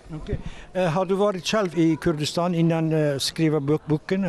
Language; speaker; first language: Norwegian; non-native, fluent; Kurdish